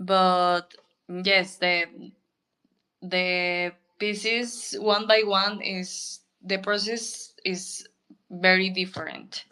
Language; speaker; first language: English; non-native, learner; Spanish